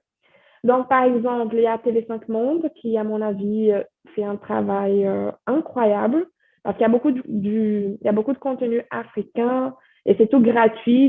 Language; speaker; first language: French; non-native, fluent; Portuguese